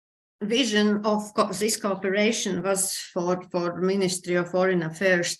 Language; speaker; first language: English; non-native, fluent; Latvian